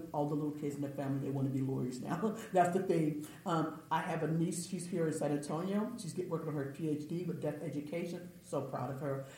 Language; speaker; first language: English; native; English